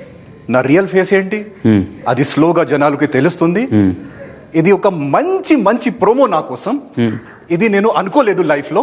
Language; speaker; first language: Telugu; non-native, fluent; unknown